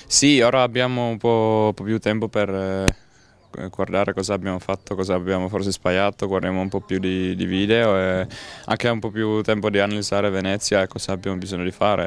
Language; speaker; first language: Italian; non-native, fluent; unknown